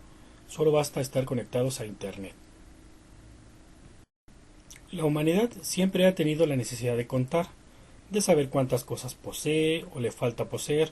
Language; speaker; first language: Spanish; native; Spanish